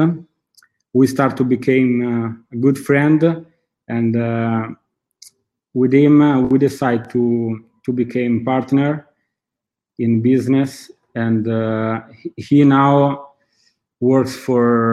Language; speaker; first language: English; non-native, learner; Italian